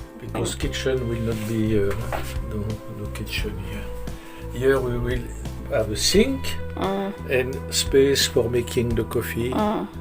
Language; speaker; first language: English; non-native, fluent; French